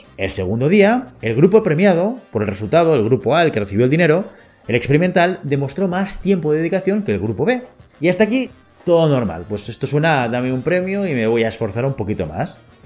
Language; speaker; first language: Spanish; native; Spanish